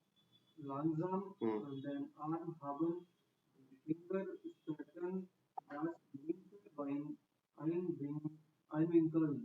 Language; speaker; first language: German; non-native, learner; Hindi